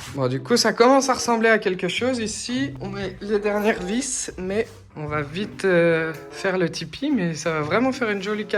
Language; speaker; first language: French; native; French